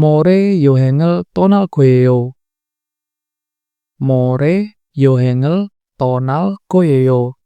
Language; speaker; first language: Korean; non-native, fluent; Indonesian